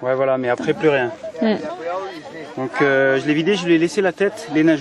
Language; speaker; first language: French; native; French